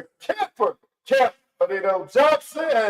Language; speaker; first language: English; native; English